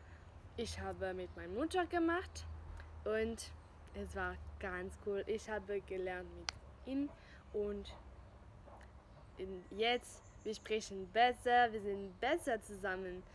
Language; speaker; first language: German; non-native, fluent; French